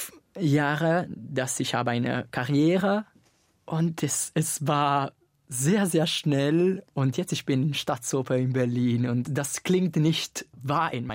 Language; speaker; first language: German; non-native, fluent; Italian